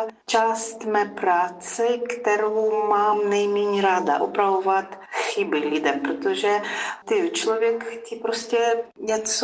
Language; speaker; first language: Czech; non-native, fluent; Ukrainian